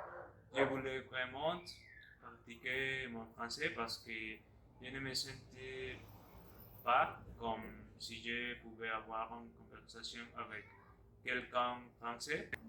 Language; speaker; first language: French; non-native, learner; Spanish